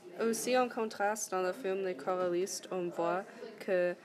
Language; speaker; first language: French; non-native, learner; English